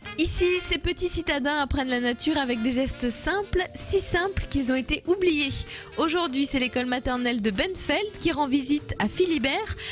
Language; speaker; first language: French; native; French